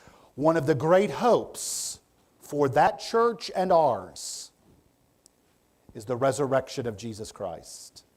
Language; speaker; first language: English; native; English